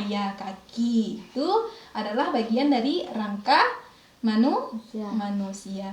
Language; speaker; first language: Indonesian; native; Indonesian